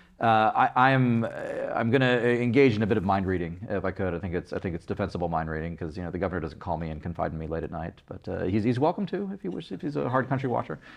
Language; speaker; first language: English; native; English